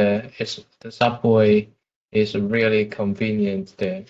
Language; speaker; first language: English; non-native, fluent; Chinese